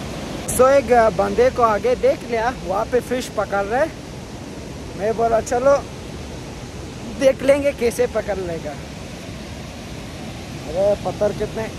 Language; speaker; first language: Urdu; non-native, learner; Persian